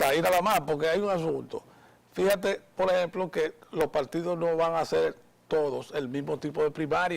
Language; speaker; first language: Spanish; native; Spanish